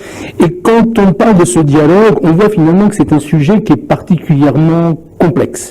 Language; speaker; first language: French; native; French